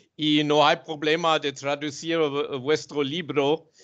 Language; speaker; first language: Spanish; non-native, fluent; German